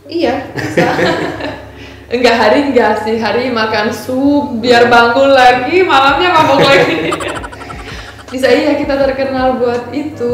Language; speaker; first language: Indonesian; non-native, fluent; Romanian